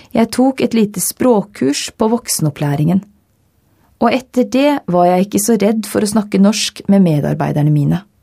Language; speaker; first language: Norwegian; non-native, fluent; Dutch